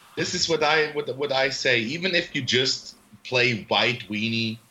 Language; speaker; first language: English; non-native, fluent; Swiss German